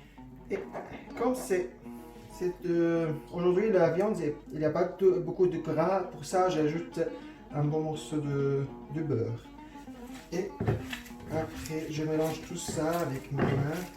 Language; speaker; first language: French; non-native, fluent; Arabic